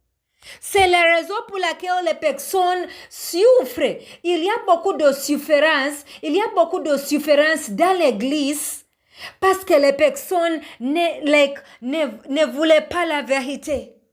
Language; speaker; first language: French; non-native, learner; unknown